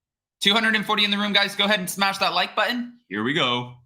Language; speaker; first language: English; native; English